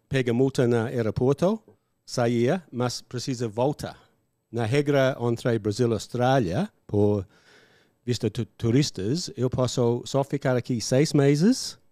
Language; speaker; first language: Portuguese; non-native, learner; English